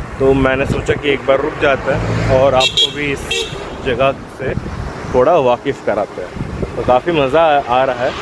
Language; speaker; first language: Hindi; non-native, local second language; Bangla